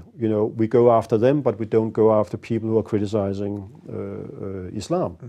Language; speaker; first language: English; non-native, fluent; Danish